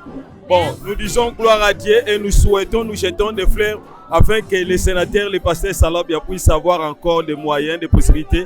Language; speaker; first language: French; non-native, local second language; Lingala